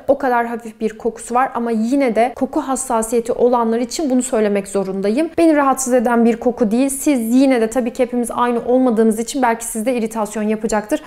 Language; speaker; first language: Turkish; native; Turkish